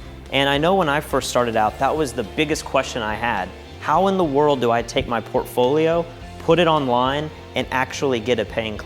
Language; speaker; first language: English; native; English